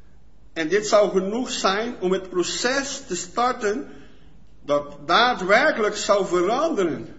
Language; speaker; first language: Dutch; non-native, fluent; Portuguese